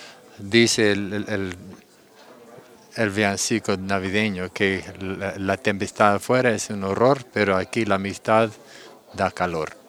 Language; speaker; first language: Spanish; non-native, fluent; English